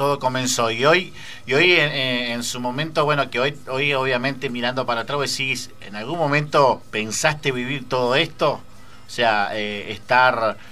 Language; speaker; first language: Spanish; native; Spanish